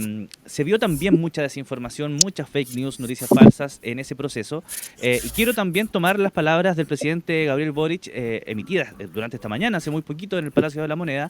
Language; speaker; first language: Spanish; native; Spanish